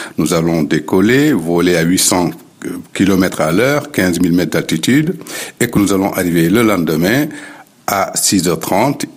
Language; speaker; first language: French; non-native, local second language; Fula